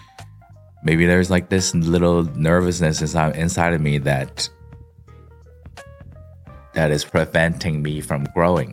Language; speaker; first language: English; non-native, local second language; Cantonese